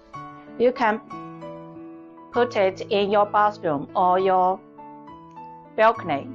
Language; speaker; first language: English; non-native, learner; Chinese